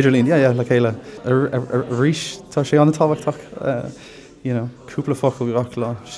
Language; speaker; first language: Irish; non-native, local second language; English